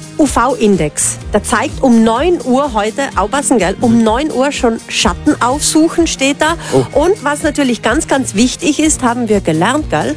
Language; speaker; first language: German; native; German